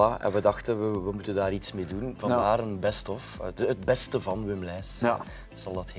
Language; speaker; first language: Dutch; native; Dutch